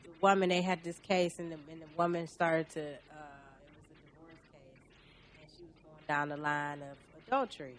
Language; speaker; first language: English; native; English